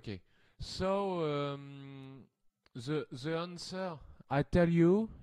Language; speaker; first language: English; non-native, learner; French